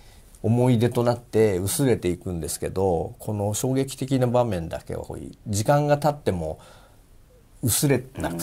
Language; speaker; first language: Japanese; native; Japanese